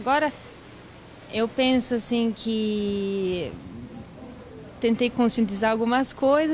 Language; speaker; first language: Portuguese; non-native, fluent; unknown